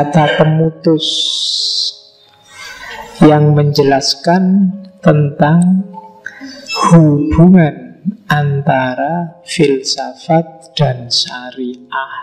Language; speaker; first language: Indonesian; native; Indonesian